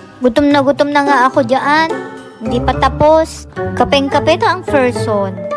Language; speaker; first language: Filipino; non-native, local second language; Iloko